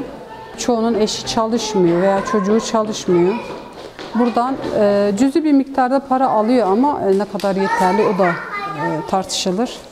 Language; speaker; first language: Turkish; native; Turkish